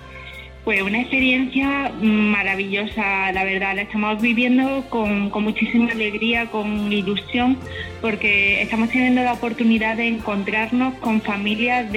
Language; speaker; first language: Spanish; native; Spanish